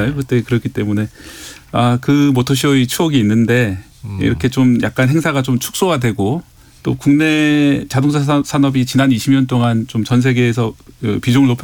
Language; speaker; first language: Korean; native; Korean